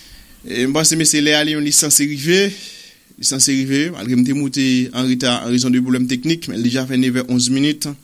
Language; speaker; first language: French; non-native, local second language; Haitian Creole